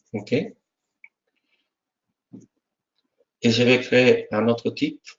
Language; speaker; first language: French; non-native, fluent; Spanish